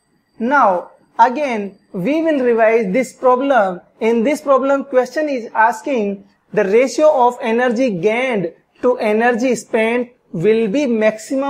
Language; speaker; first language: English; non-native, local second language; Hindi